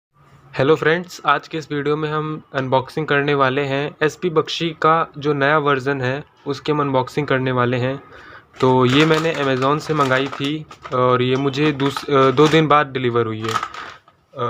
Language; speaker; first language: Hindi; native; Hindi